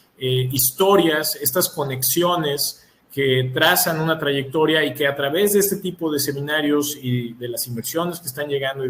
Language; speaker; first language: Spanish; native; Spanish